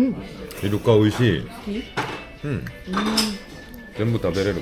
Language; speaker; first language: Japanese; non-native, fluent; Korean